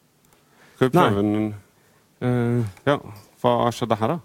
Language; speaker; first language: Norwegian; native; Norwegian